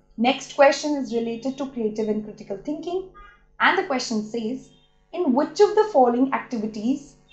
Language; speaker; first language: English; non-native, local second language; Hindi